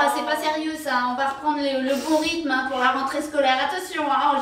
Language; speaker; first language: French; native; French